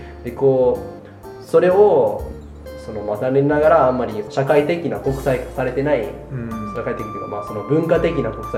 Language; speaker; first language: Japanese; non-native, fluent; Arabic